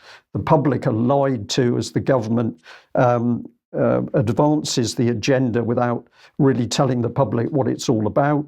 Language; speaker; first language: English; native; English